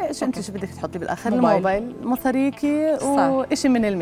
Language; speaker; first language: Arabic; native; Arabic